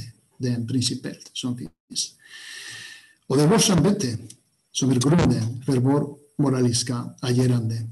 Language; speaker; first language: Swedish; non-native, fluent; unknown